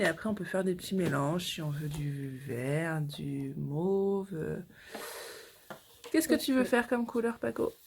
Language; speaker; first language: French; native; French